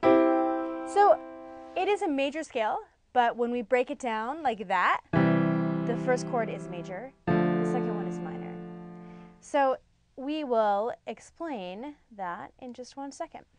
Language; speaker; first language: English; native; English